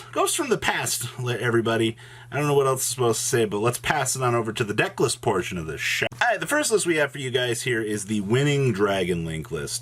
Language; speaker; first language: English; native; English